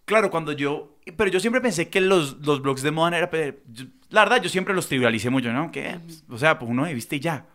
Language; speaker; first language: Spanish; native; Spanish